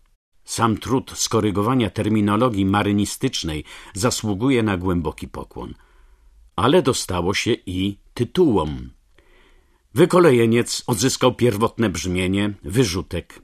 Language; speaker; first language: Polish; native; Polish